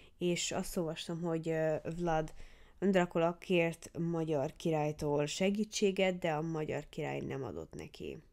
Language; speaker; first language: Hungarian; early bilingual, heritage; Hungarian